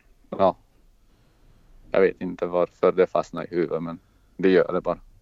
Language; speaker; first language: Swedish; non-native, fluent; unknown